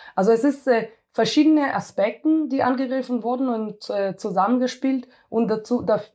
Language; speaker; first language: German; non-native, fluent; Hebrew